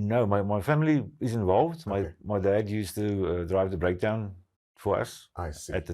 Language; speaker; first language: English; non-native, local second language; Afrikaans